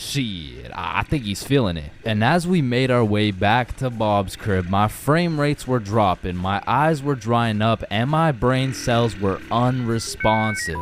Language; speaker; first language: English; native; English